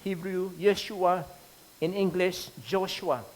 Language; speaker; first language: English; non-native, local second language; Filipino